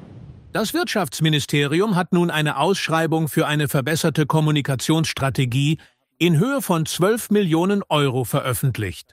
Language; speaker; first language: German; native; German